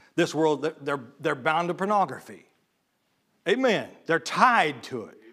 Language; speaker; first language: English; native; English